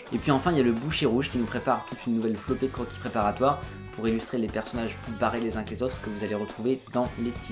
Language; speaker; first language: French; native; French